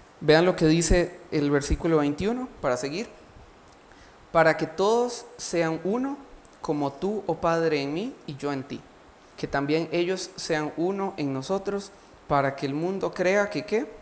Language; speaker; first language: Spanish; native; Spanish